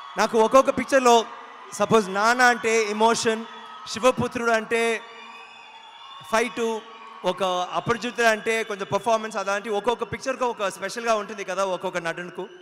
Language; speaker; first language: Telugu; non-native, learner; Tamil